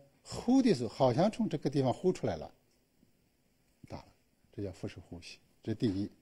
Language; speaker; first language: Chinese; native; Chinese